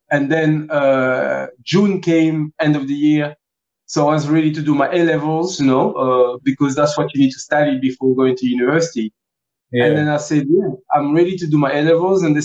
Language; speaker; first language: English; early bilingual, other home language; French